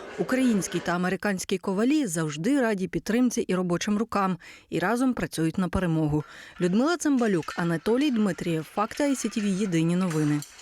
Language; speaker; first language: Ukrainian; native; Ukrainian